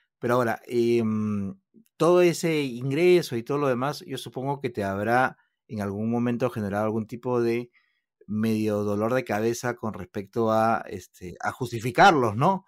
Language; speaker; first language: Spanish; native; Spanish